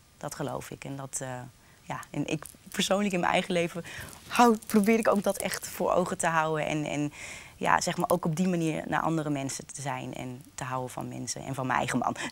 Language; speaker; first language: Dutch; native; Dutch